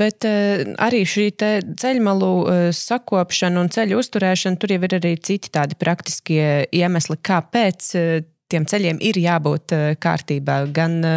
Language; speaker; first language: Latvian; native; Latvian